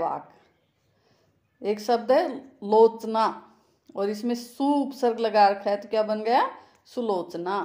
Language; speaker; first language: Hindi; native; Hindi